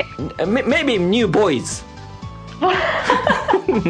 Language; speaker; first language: English; non-native, learner; Japanese